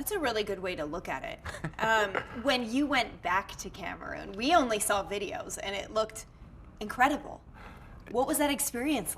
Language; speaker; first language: English; native; English